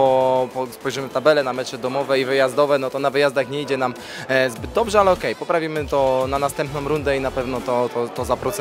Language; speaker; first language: Polish; native; Polish